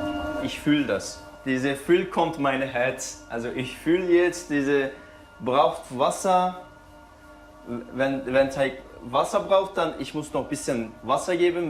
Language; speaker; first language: German; non-native, learner; Turkish